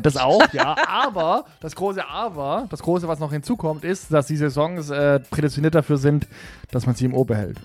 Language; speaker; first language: German; native; German